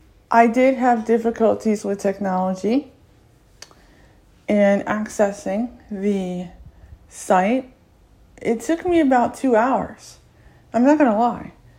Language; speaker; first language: English; native; English